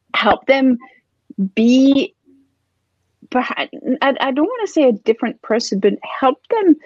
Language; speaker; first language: English; non-native, fluent; French